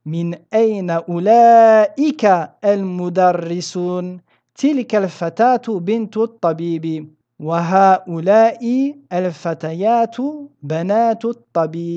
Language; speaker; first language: Arabic; non-native, fluent; French